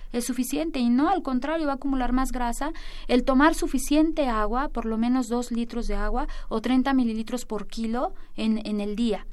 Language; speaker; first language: Spanish; native; Spanish